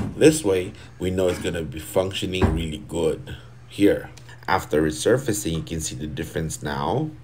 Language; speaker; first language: English; non-native, fluent; Portuguese